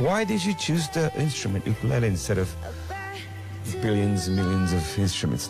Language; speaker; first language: English; non-native, fluent; Japanese